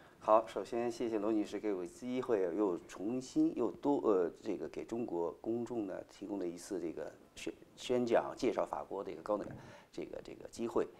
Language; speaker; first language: Chinese; native; Chinese